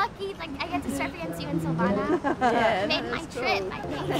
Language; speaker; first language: English; native; English